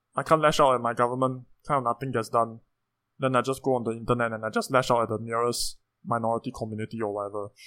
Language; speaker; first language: English; native; English